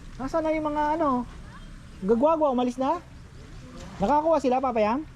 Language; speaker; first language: Filipino; native; Filipino